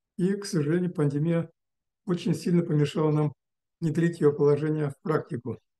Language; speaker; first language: Russian; non-native, local second language; Uzbek